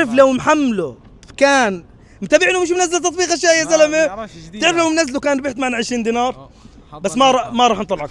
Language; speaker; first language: Arabic; native; Arabic